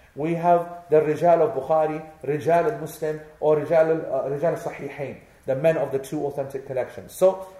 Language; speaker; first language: English; native; English